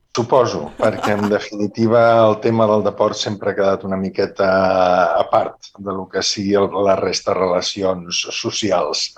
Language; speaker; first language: Catalan; native; Catalan